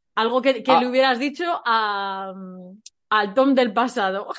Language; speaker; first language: Spanish; native; Spanish